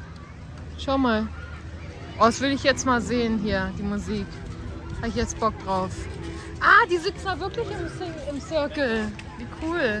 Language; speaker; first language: German; native; German